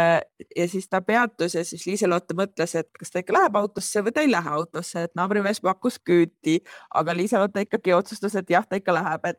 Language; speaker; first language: Estonian; native; Estonian